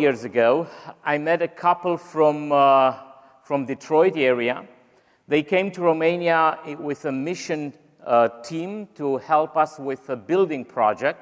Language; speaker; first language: English; non-native, fluent; Romanian